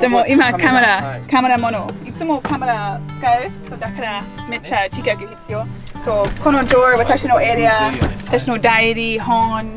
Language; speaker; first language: Japanese; non-native, learner; English